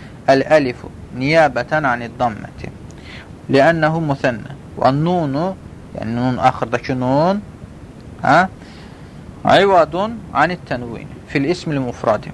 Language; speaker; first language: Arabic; non-native, fluent; Azerbaijani